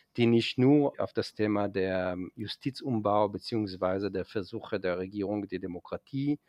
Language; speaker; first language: German; non-native, fluent; Hebrew